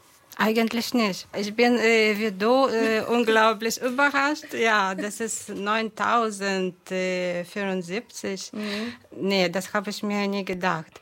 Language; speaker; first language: German; non-native, fluent; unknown